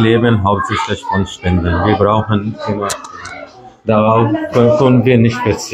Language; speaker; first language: German; non-native, fluent; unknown